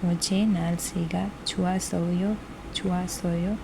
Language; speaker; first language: Korean; non-native, learner; Hindi